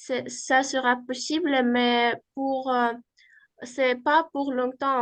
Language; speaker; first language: French; non-native, fluent; Uzbek